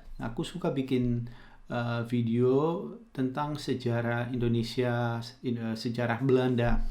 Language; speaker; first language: Indonesian; early bilingual, heritage; Dutch